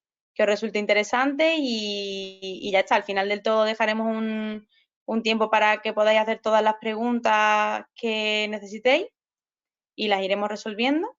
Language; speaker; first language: Spanish; native; Spanish